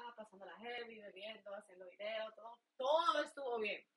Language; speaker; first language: Spanish; native; Spanish